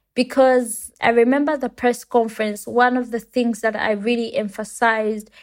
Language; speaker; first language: English; non-native, local second language; Ganda